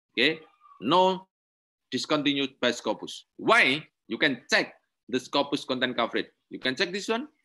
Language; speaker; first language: English; non-native, learner; Indonesian